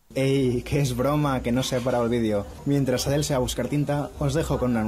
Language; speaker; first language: Spanish; native; Spanish